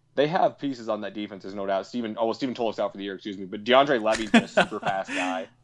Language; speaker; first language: English; native; English